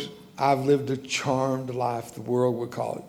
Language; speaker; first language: English; early bilingual, other home language; Spanish